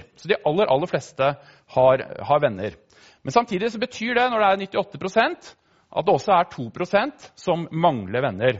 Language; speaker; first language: Norwegian; native; Norwegian